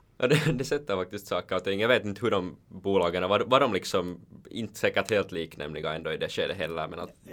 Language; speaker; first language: Swedish; native; Swedish